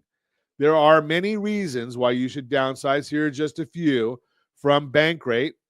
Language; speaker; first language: English; native; English